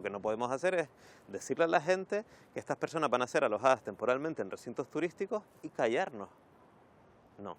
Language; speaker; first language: Spanish; native; Spanish